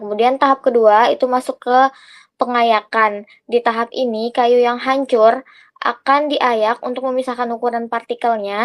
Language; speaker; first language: Indonesian; native; Indonesian